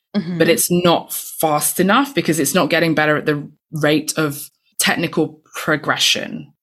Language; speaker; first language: English; native; English